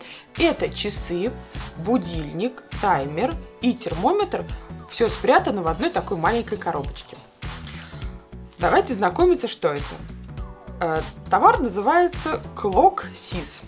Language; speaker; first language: Russian; native; Russian